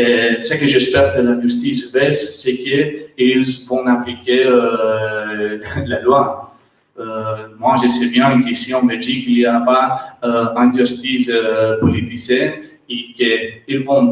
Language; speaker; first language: French; non-native, learner; Catalan